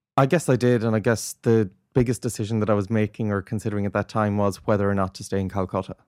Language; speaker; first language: English; native; English